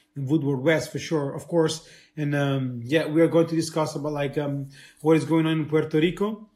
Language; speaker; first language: English; non-native, fluent; Italian